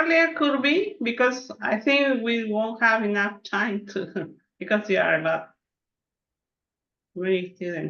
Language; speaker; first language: English; non-native, fluent; Spanish